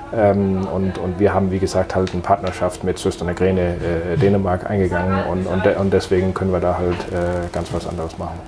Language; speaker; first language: German; non-native, fluent; Danish